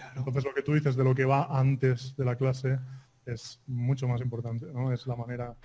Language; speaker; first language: Spanish; native; Spanish